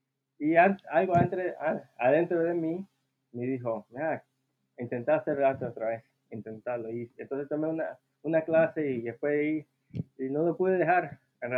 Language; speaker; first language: Spanish; early bilingual, heritage; Spanish